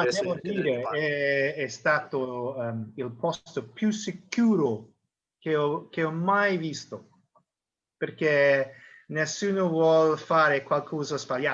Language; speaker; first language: Italian; non-native, learner; English